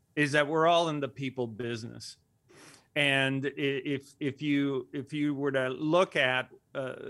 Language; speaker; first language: English; early bilingual, other home language; Spanish